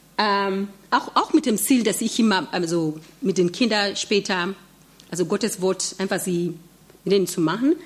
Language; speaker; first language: German; non-native, fluent; Swahili